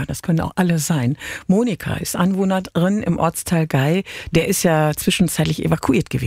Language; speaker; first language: German; native; German